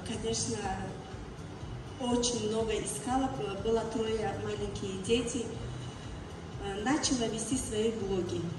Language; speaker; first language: Russian; non-native, learner; Tajik